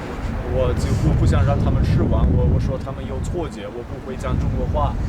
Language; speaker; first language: Chinese; non-native, learner; Ukrainian